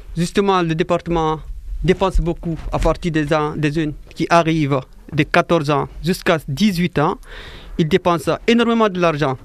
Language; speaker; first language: French; non-native, fluent; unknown